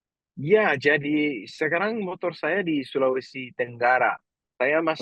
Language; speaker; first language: Indonesian; non-native, fluent; Danish